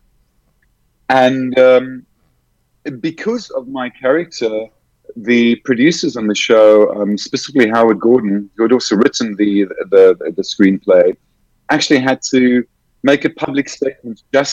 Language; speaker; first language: English; native; English